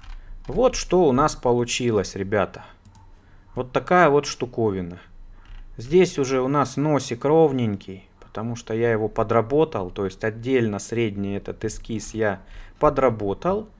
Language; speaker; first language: Russian; native; Russian